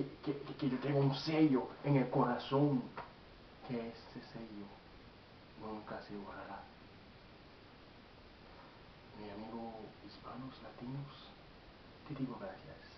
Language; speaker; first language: Spanish; non-native, learner; Haitian Creole